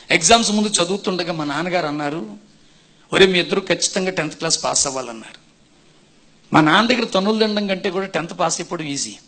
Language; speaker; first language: Telugu; non-native, local second language; Tamil